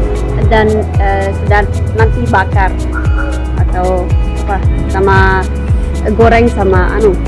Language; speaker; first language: Indonesian; non-native, learner; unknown